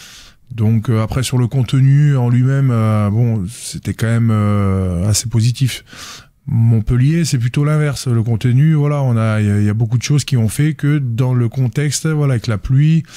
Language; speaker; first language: French; native; French